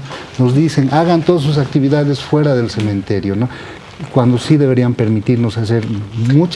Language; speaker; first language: Spanish; native; Spanish